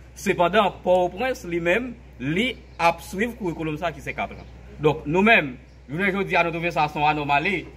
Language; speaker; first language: Haitian Creole; native; Haitian Creole